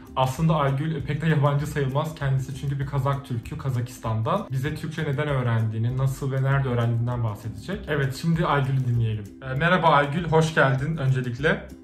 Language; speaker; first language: Turkish; native; Turkish